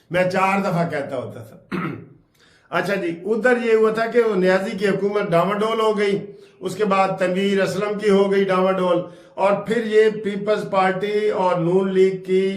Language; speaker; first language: Hindi; non-native, local second language; Punjabi